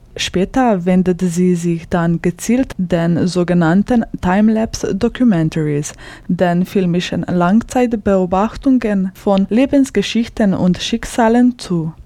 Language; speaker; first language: German; native; German